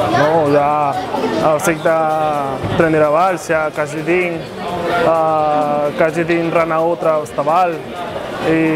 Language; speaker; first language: Russian; non-native, learner; Spanish